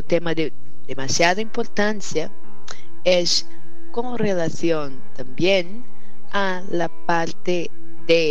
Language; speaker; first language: Spanish; non-native, fluent; Portuguese